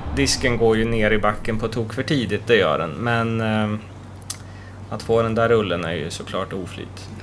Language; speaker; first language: Swedish; native; Swedish